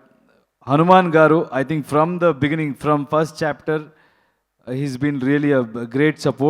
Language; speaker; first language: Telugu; non-native, learner; Kannada